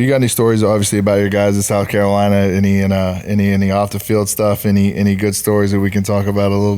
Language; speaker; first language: English; native; English